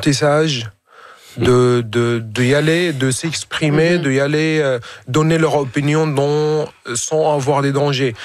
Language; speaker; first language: French; non-native, fluent; Arabic